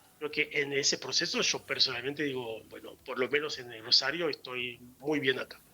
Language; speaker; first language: Spanish; non-native, fluent; Haitian Creole